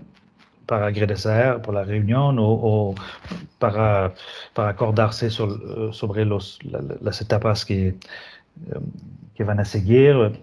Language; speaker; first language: Spanish; non-native, fluent; French